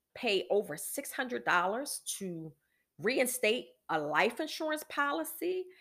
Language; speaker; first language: English; native; English